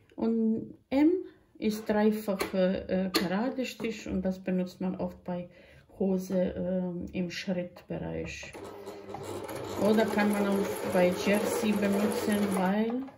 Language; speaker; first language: German; non-native, fluent; Croatian